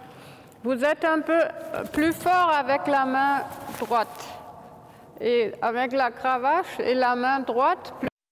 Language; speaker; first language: French; non-native, fluent; German